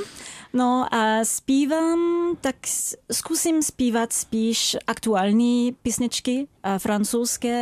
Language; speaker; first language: Czech; non-native, fluent; French